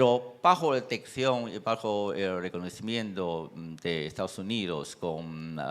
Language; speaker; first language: Spanish; non-native, fluent; Chinese